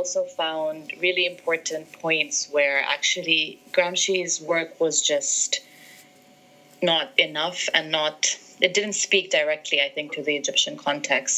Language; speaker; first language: English; non-native, local second language; Arabic